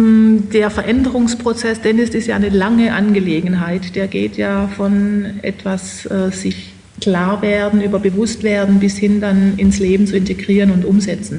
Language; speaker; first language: German; native; German